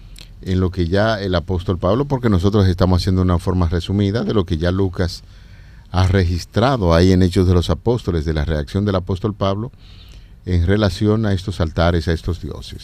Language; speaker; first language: Spanish; native; Spanish